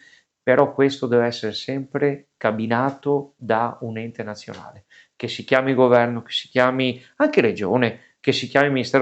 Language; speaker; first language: Italian; native; Italian